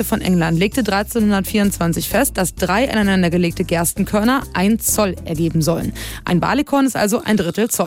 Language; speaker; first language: German; native; German